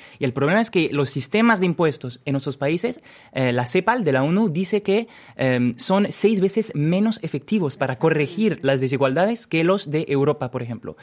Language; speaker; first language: Spanish; non-native, fluent; French